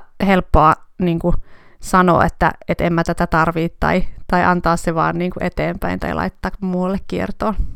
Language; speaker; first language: Finnish; native; Finnish